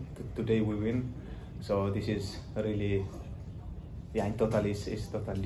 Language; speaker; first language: English; non-native, learner; Tigrinya